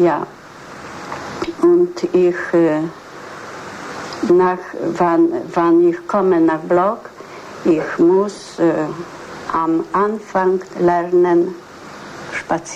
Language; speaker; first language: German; non-native, learner; Polish